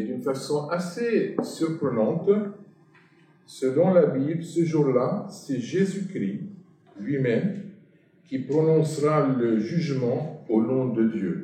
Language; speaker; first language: French; non-native, fluent; Arabic